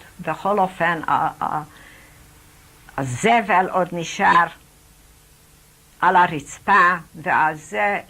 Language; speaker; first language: Hebrew; non-native, fluent; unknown